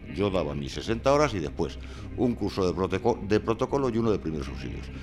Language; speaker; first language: Spanish; native; Spanish